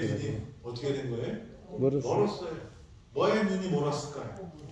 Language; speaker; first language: Korean; native; Korean